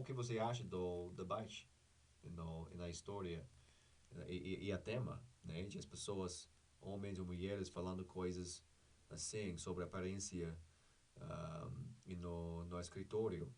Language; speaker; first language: Portuguese; non-native, fluent; English